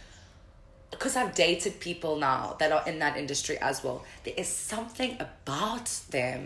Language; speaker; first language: English; native; English